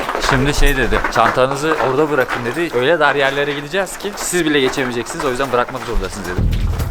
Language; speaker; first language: Turkish; native; Turkish